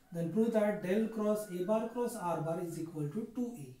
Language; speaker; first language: English; non-native, local second language; Marathi